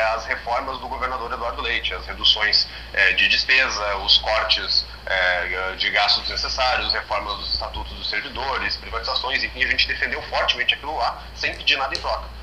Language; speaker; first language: Portuguese; native; Portuguese